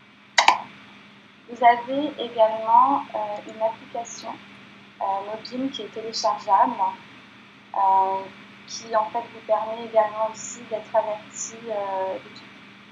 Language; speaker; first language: French; native; French